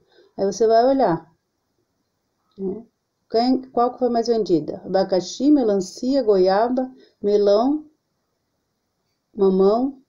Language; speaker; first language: Portuguese; native; Portuguese